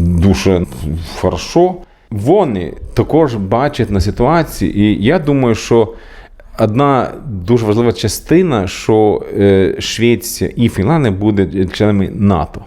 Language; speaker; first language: Ukrainian; non-native, learner; Swedish